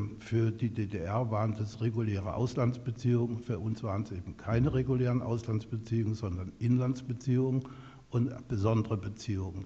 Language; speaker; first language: German; native; German